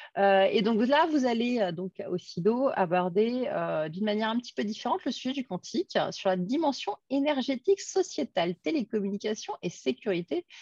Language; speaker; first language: French; native; French